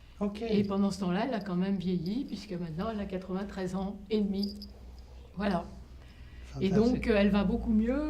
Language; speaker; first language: French; native; French